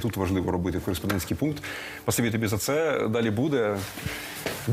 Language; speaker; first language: Ukrainian; native; Ukrainian